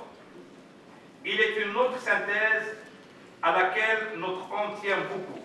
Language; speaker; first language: French; non-native, local second language; Arabic